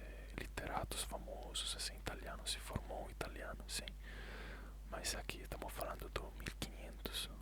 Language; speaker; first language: Portuguese; non-native, fluent; Italian